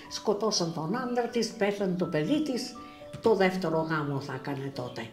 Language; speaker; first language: Greek; early bilingual, other home language; Russian